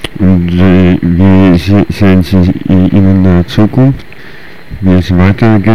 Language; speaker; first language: German; non-native, learner; Dutch